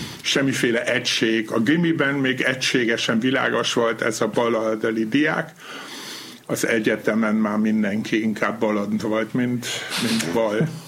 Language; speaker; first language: Hungarian; non-native, fluent; German